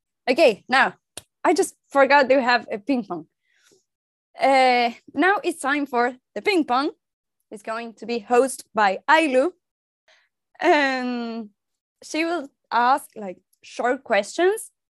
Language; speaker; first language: English; non-native, learner; Spanish